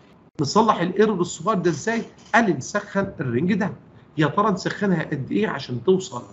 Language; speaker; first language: Arabic; native; Arabic